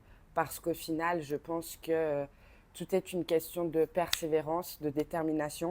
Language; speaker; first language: French; native; French